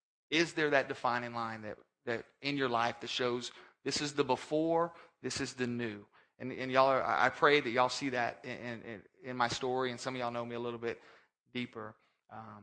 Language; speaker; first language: English; native; English